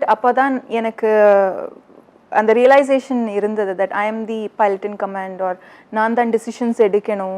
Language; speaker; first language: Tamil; early bilingual, heritage; Tamil